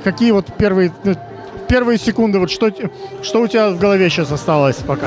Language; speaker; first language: Russian; native; Russian